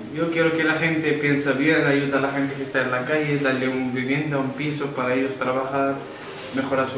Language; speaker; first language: Spanish; non-native, learner; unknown